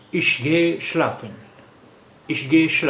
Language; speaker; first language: German; non-native, learner; Urdu